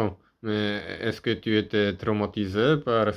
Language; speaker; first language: French; non-native, fluent; Polish